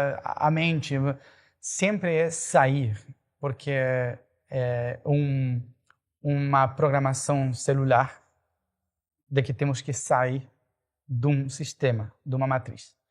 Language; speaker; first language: Portuguese; non-native, fluent; Spanish